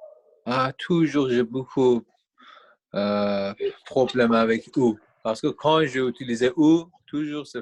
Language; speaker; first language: French; non-native, learner; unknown